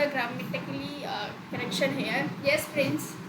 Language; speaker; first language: English; non-native, local second language; Hindi